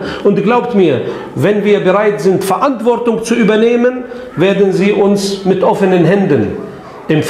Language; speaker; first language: German; non-native, fluent; Arabic